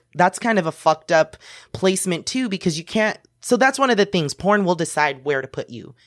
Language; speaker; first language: English; early bilingual, other home language; Spanish